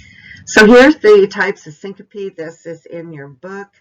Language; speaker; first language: English; native; English